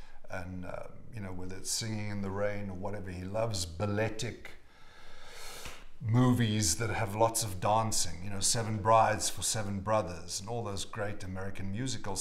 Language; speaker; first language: English; non-native, local second language; Afrikaans